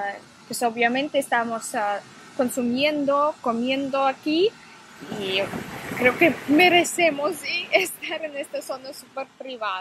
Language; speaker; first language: Spanish; non-native, fluent; Russian